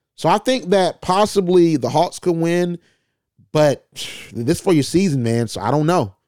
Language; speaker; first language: English; native; English